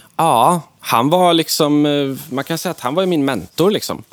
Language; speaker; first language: Swedish; native; Swedish